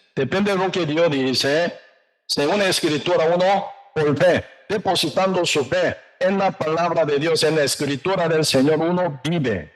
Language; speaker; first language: Spanish; non-native, learner; Korean